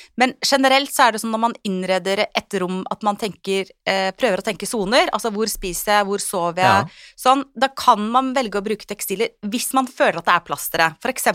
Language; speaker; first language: Norwegian; native; Norwegian